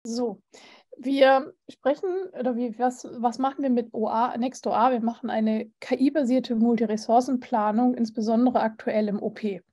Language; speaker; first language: German; native; German